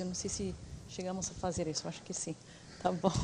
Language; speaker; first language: Portuguese; non-native, fluent; English